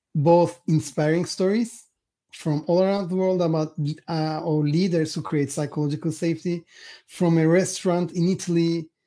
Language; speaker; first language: English; non-native, fluent; Turkish